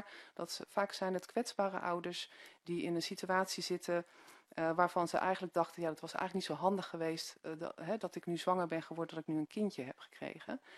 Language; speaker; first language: Dutch; native; Dutch